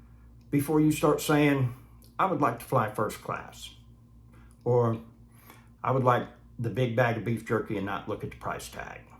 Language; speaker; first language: English; native; English